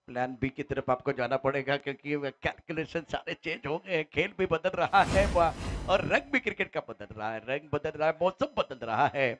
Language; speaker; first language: Hindi; non-native, local second language; Marathi